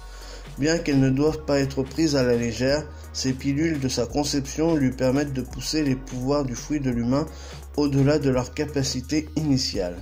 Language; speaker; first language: French; native; French